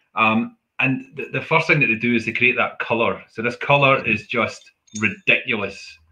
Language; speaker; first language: English; native; English